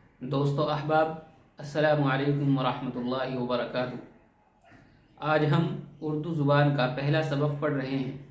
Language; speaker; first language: Urdu; native; Urdu